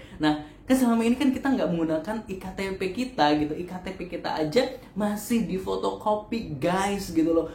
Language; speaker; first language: Indonesian; native; Indonesian